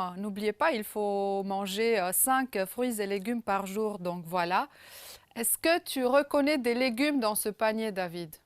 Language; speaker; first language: French; non-native, fluent; Romanian